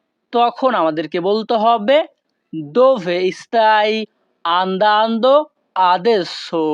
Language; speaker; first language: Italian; non-native, fluent; Bangla